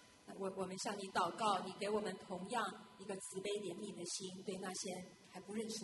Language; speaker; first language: Chinese; native; Chinese